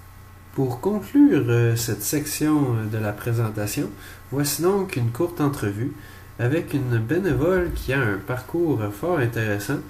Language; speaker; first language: French; native; French